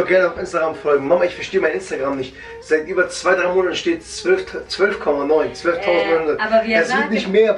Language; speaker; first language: German; early bilingual, other home language; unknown